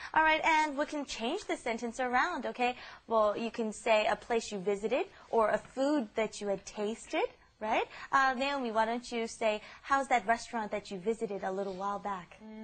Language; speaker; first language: English; native; English